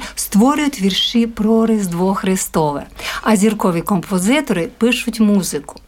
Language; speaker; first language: Ukrainian; native; Ukrainian